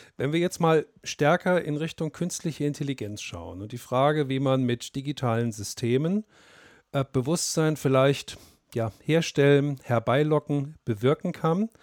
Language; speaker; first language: German; native; German